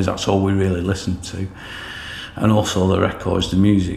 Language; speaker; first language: English; native; English